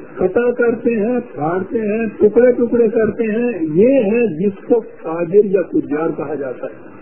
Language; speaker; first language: Urdu; non-native, local second language; Punjabi